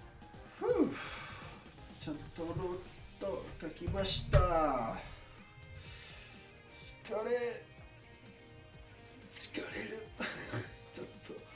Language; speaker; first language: Japanese; non-native, learner; English